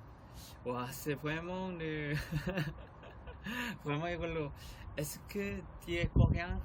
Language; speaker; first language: French; non-native, learner; Korean